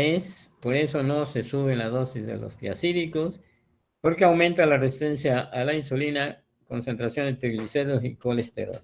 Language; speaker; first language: Spanish; native; Spanish